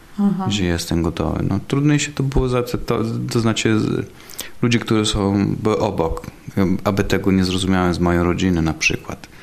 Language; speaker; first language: Polish; non-native, learner; Italian